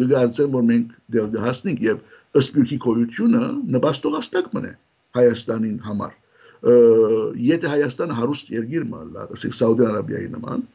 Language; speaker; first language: Armenian; early bilingual, heritage; Armenian